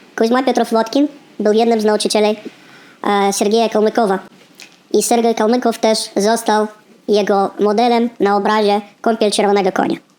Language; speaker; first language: Polish; non-native, fluent; Russian